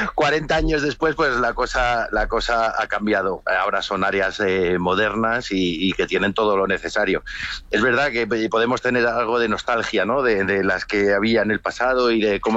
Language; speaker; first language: Spanish; native; Spanish